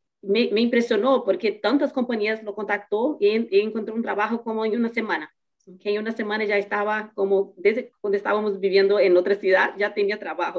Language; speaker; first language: Spanish; non-native, fluent; Portuguese